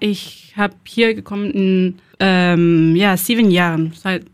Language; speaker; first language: German; non-native, learner; Spanish